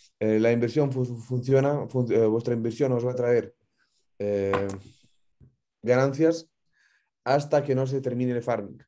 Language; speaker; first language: Spanish; non-native, fluent; Ukrainian